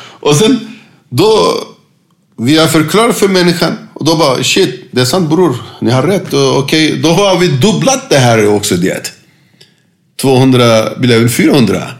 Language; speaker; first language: Swedish; non-native, fluent; Turkish